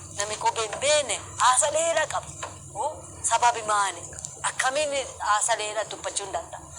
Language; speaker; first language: Oromo; non-native, fluent; Japanese